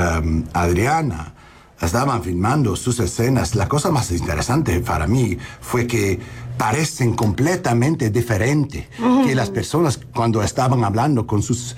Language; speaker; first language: Spanish; non-native, learner; English